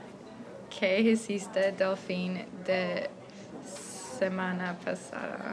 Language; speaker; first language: Spanish; non-native, learner; English